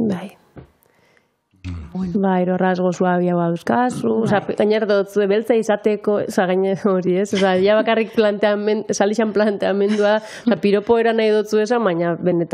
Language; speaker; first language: Basque; native; Basque